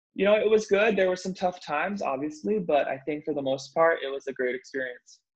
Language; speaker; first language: English; native; English